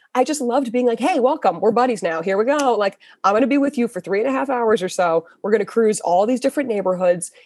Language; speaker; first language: English; native; English